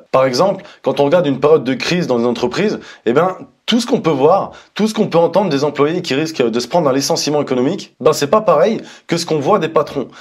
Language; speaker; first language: French; native; French